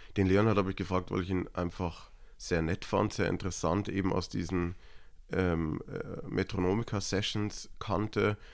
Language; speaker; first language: German; native; German